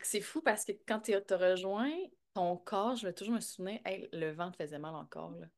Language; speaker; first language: French; native; French